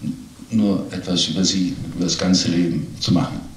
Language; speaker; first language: German; native; German